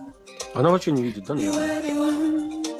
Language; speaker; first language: Russian; non-native, fluent; Armenian